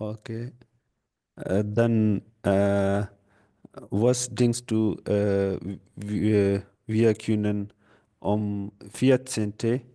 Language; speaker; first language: German; non-native, learner; Urdu